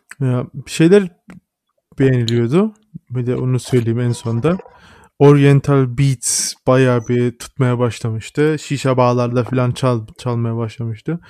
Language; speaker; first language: Turkish; early bilingual, heritage; Turkish